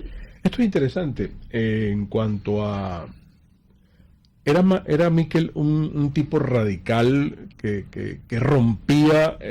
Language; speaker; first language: Spanish; native; Spanish